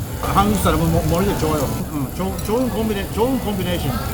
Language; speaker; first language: Korean; non-native, learner; Japanese